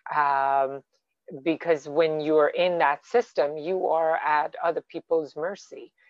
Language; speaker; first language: English; non-native, fluent; Persian